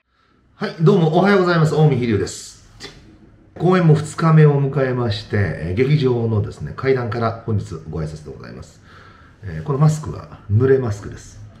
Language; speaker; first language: Japanese; native; Japanese